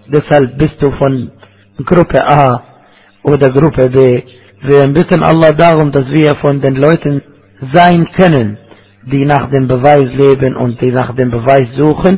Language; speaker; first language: German; non-native, fluent; Arabic